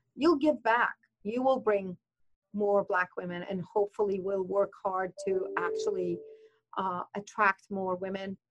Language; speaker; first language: English; non-native, fluent; Persian